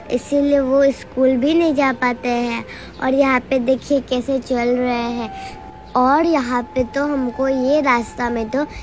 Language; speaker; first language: Hindi; non-native, local second language; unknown